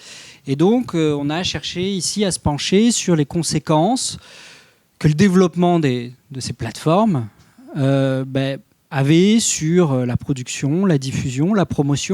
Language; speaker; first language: French; native; French